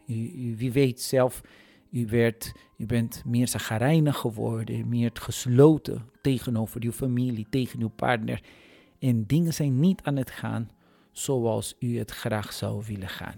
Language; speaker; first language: Dutch; non-native, fluent; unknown